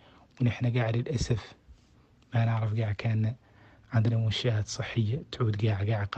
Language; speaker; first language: Arabic; native; Arabic